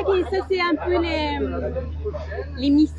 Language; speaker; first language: French; non-native, learner; Spanish